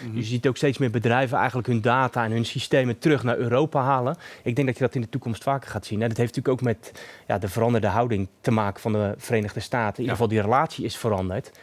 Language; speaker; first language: Dutch; native; Dutch